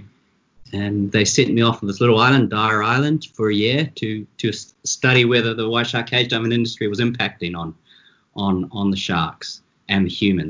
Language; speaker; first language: English; native; English